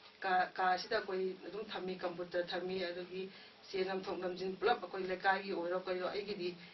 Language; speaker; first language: Manipuri; native; Manipuri